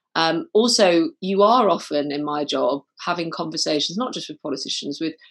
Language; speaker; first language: English; native; English